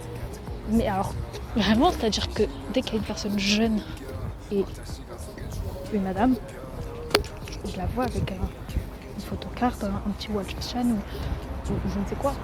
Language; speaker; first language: French; native; French